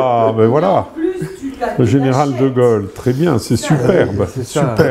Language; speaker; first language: French; native; French